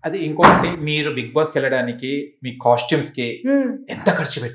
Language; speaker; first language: Telugu; native; Telugu